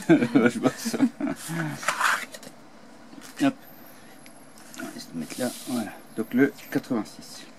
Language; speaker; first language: French; native; French